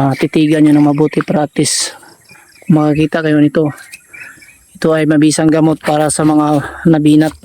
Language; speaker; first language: Filipino; non-native, local second language; Cebuano